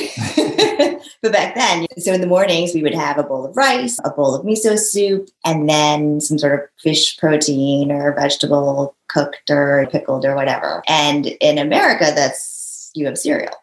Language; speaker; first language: English; early bilingual, other home language; Japanese